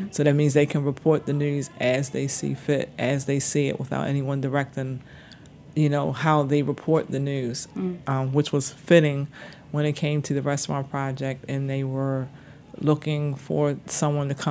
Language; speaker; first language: English; native; English